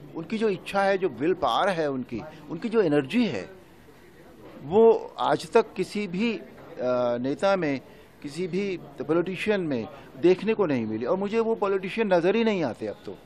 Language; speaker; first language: Hindi; native; Hindi